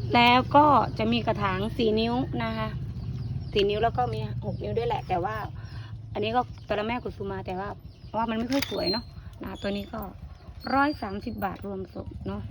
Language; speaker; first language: Thai; non-native, local second language; Northeastern Thai